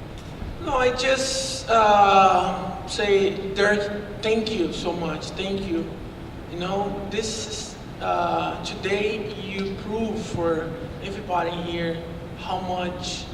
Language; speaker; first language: English; non-native, learner; Portuguese